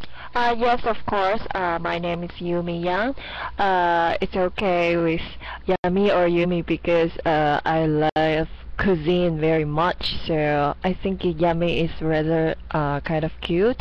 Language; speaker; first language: English; non-native, fluent; Chinese